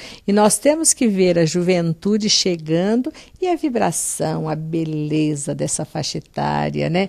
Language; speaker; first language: Portuguese; native; Portuguese